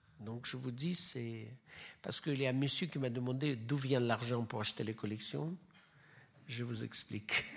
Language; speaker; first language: French; non-native, fluent; Russian